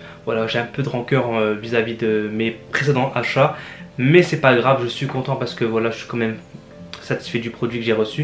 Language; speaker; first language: French; native; French